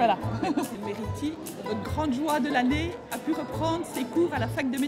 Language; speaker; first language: French; native; French